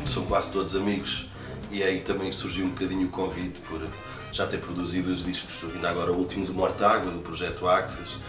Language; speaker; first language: Portuguese; native; Portuguese